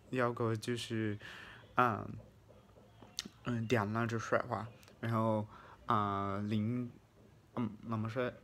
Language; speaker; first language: Chinese; non-native, fluent; English